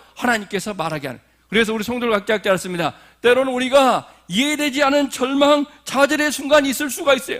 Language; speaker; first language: Korean; native; Korean